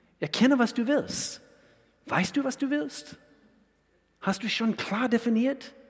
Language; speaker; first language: German; non-native, fluent; English